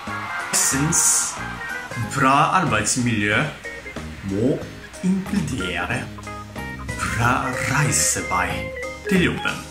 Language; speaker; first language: Norwegian; non-native, fluent; Japanese